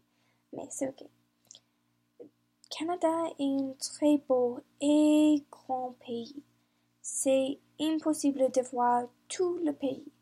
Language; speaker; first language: French; non-native, learner; English